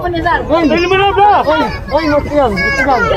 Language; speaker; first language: Filipino; native; Filipino